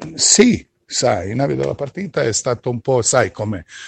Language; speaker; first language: Italian; non-native, fluent; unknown